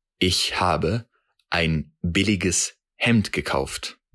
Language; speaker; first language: German; non-native, fluent; Russian